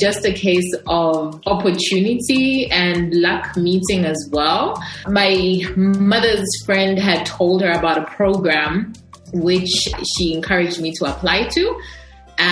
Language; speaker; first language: English; non-native, local second language; Bemba